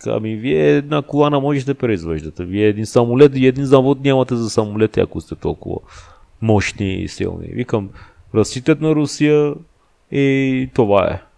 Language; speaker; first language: Bulgarian; non-native, fluent; Persian